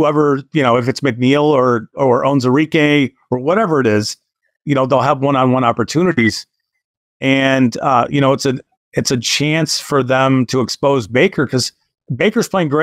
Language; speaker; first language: English; native; English